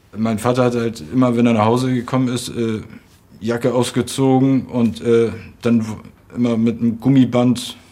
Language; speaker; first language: German; native; German